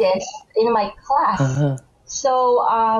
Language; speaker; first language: English; non-native, local second language; Hiligaynon